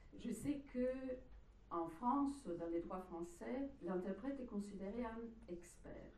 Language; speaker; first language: French; non-native, fluent; Italian